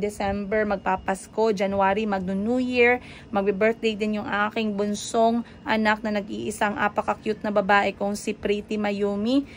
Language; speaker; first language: Filipino; native; Filipino